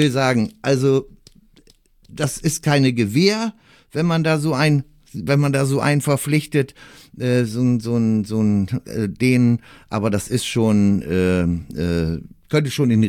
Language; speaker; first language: German; native; German